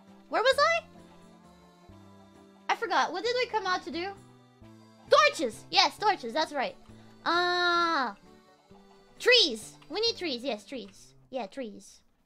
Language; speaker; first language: English; non-native, fluent; Spanish